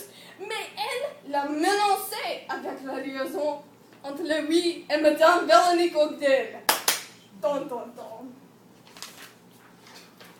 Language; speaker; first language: French; non-native, learner; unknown